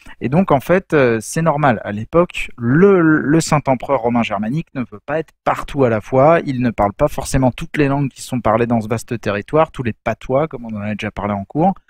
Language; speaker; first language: French; native; French